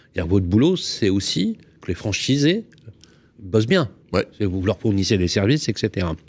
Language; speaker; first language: French; native; French